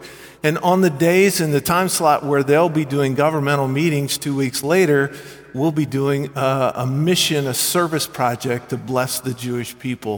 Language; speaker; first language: English; native; English